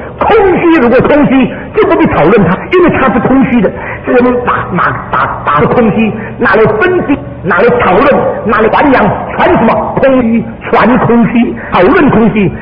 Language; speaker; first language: Chinese; early bilingual, heritage; Chinese